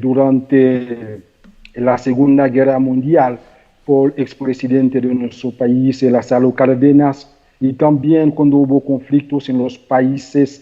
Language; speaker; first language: Spanish; non-native, fluent; Haitian Creole